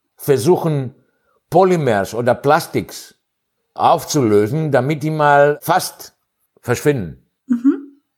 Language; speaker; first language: German; non-native, fluent; Greek